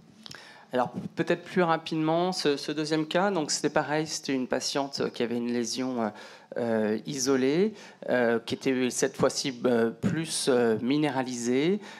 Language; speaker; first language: French; native; French